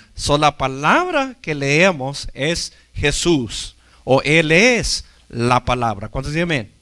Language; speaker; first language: Spanish; non-native, fluent; English